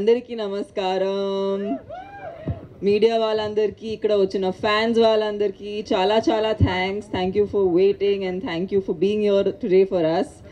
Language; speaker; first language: Telugu; non-native, local second language; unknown